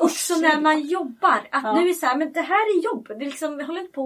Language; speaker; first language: Swedish; native; Swedish